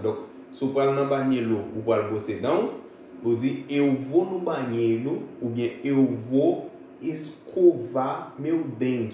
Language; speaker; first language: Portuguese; non-native, fluent; Haitian Creole